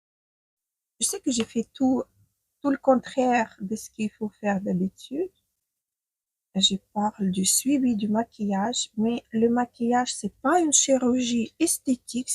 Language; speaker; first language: French; non-native, fluent; Ukrainian